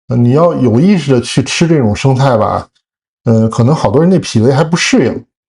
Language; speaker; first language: Chinese; native; Chinese